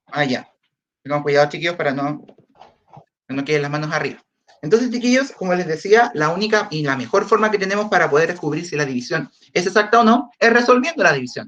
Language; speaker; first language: Spanish; native; Spanish